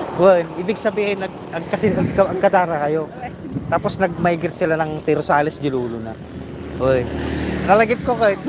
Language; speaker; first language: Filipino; non-native, local second language; Iloko